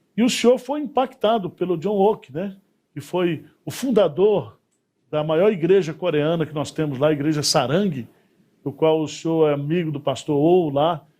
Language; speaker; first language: Portuguese; native; Portuguese